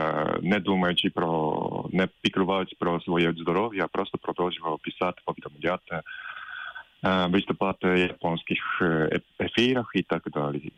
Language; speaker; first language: Ukrainian; non-native, fluent; Japanese